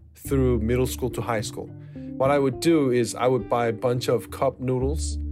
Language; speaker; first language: English; non-native, fluent; Korean